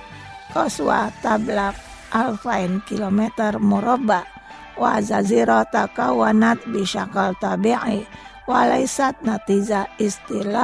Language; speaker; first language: Arabic; non-native, fluent; Indonesian